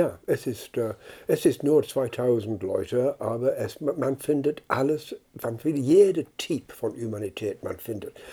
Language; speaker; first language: German; non-native, learner; English